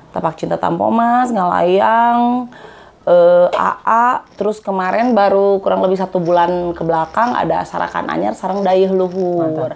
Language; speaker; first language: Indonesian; non-native, local second language; Sundanese